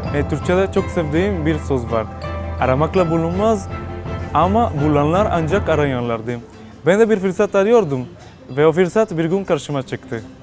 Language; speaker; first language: Turkish; non-native, fluent; Spanish